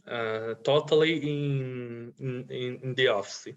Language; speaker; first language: English; non-native, learner; Portuguese